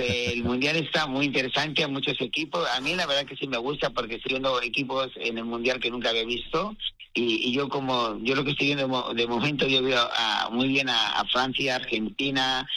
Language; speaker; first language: Spanish; native; Spanish